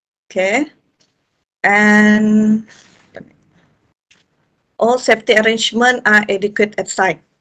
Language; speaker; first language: English; non-native, local second language; Malay